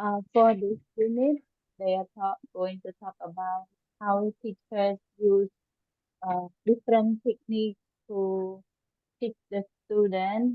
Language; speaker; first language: English; non-native, learner; Khmer